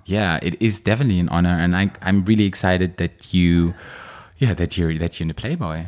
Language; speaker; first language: English; non-native, fluent; German